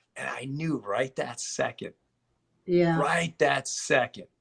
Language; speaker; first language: English; native; English